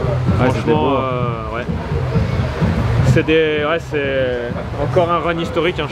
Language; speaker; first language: French; native; French